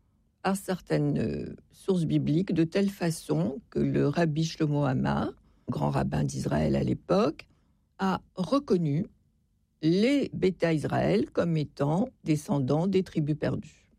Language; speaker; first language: French; native; French